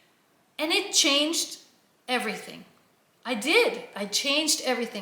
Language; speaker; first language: English; native; English